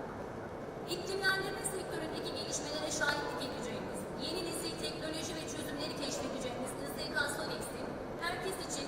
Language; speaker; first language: Turkish; native; Turkish